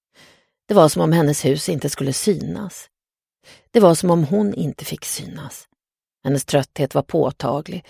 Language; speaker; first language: Swedish; native; Swedish